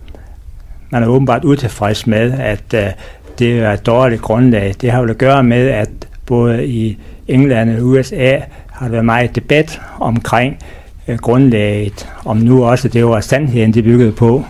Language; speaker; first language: Danish; native; Danish